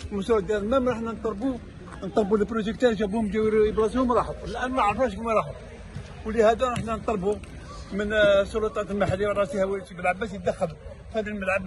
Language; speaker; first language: Arabic; native; Arabic